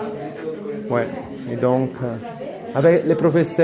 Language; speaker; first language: French; non-native, fluent; Italian